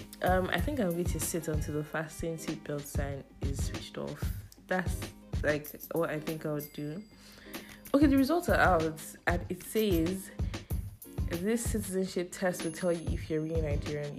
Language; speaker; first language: English; non-native, local second language; Yoruba